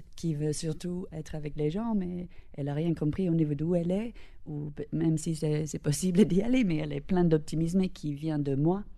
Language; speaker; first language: French; non-native, fluent; English